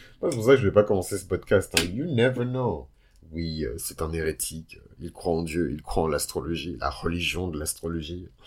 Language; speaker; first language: French; early bilingual, other home language; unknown